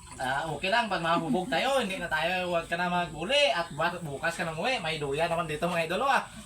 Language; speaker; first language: Filipino; non-native, local second language; Hiligaynon